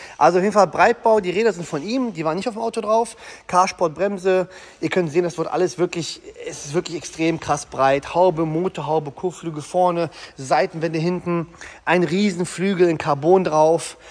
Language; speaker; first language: German; native; German